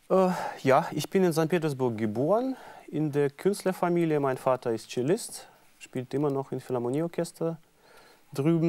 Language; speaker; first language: German; non-native, fluent; Russian